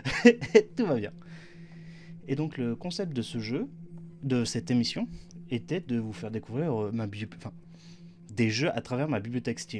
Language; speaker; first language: French; native; French